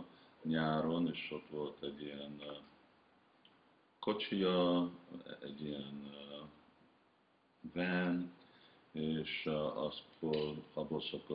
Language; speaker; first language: Hungarian; early bilingual, heritage; Hungarian